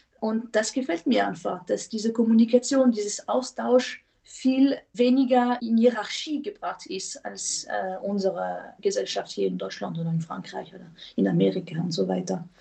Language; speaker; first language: German; non-native, fluent; French